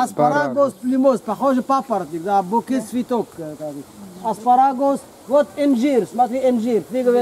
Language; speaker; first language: Russian; non-native, learner; Arabic